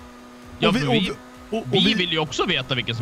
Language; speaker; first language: Swedish; native; Swedish